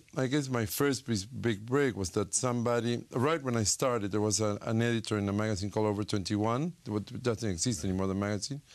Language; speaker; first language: English; non-native, fluent; Spanish